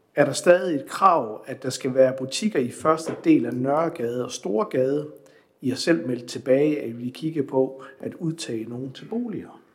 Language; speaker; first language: Danish; native; Danish